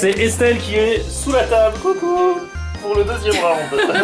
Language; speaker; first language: French; native; French